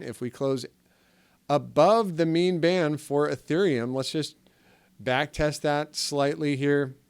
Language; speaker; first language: English; native; English